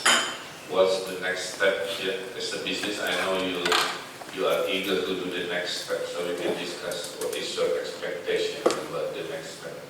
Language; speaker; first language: English; non-native, fluent; Indonesian